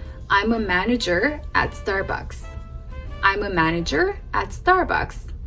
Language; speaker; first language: English; early bilingual, other home language; Korean